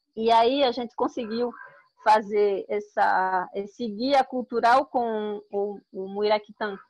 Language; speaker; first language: Portuguese; non-native, fluent; French